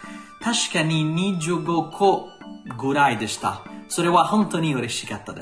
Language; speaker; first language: Japanese; non-native, fluent; Italian